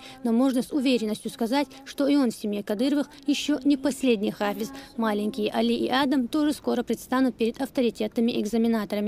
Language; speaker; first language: Russian; native; Russian